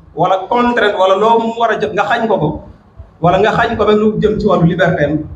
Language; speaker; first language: Wolof; non-native, local second language; Serer